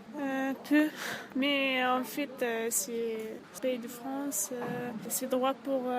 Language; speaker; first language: French; non-native, learner; Arabic